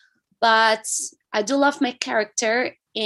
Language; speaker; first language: English; non-native, fluent; Russian